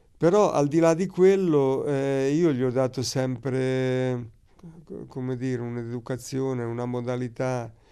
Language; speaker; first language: Italian; native; Italian